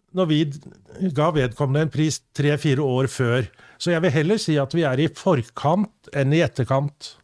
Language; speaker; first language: Norwegian; native; Norwegian